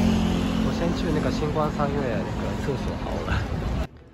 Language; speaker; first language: Chinese; non-native, fluent; Japanese